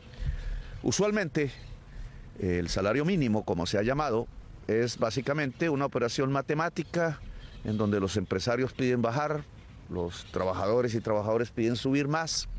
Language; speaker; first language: Spanish; native; Spanish